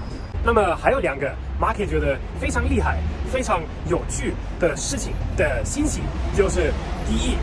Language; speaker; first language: Chinese; non-native, fluent; German